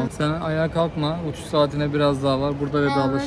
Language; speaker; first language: Turkish; native; Turkish